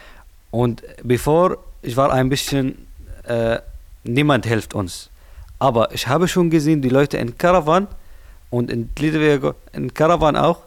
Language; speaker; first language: German; non-native, learner; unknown